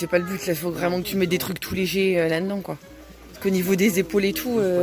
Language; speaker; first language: French; native; French